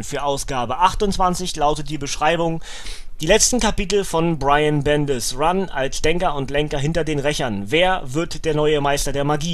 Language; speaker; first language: German; native; German